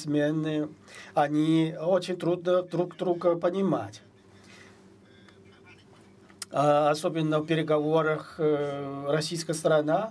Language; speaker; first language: Russian; non-native, fluent; Chinese